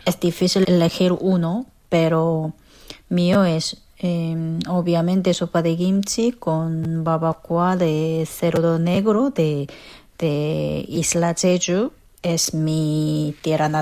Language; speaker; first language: Spanish; non-native, fluent; Korean